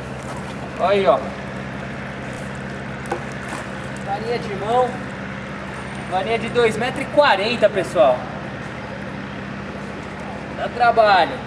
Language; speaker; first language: Portuguese; native; Portuguese